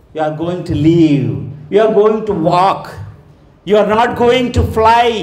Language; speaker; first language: English; non-native, local second language; Telugu